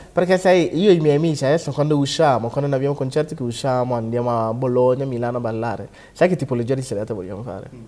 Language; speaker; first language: Italian; early bilingual, other home language; Akan